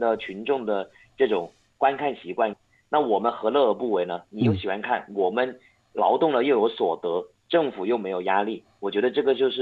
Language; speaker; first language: Chinese; non-native, local second language; Hakka Chinese